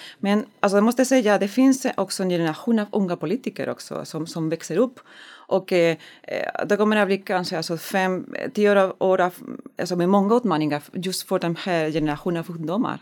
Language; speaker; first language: Swedish; non-native, learner; Spanish